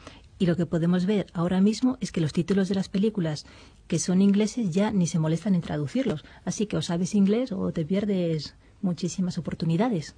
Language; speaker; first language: Spanish; native; Spanish